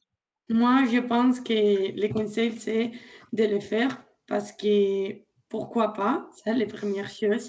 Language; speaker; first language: French; non-native, learner; Spanish